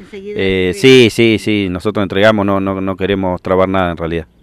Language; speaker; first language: Spanish; native; Spanish